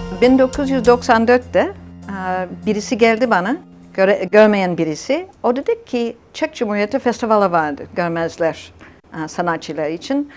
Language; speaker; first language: Turkish; non-native, fluent; English